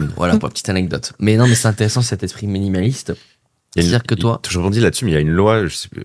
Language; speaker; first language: French; native; French